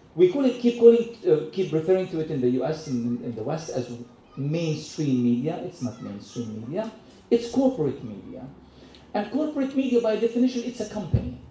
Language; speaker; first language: English; non-native, fluent; Arabic